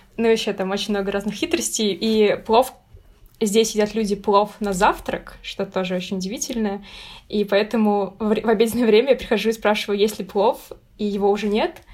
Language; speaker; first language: Russian; native; Russian